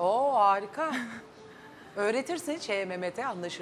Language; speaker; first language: Turkish; native; Turkish